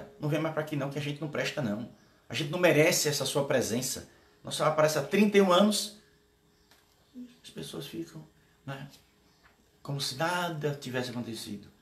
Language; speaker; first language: Portuguese; native; Portuguese